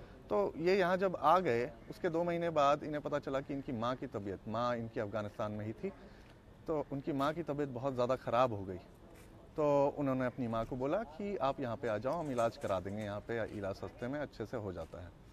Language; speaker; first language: Hindi; native; Hindi